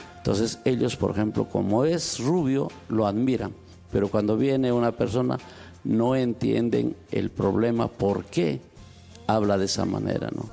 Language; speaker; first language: Spanish; non-native, local second language; Quechua